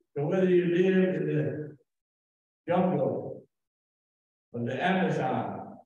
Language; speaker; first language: English; native; English